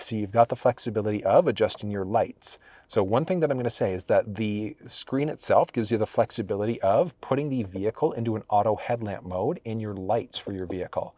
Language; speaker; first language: English; native; English